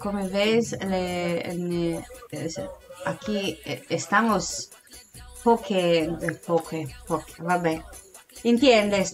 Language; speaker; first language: Spanish; non-native, learner; Italian